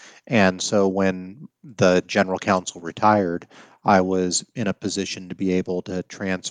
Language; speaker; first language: English; native; English